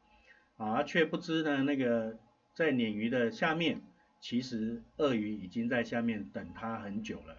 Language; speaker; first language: Chinese; native; Chinese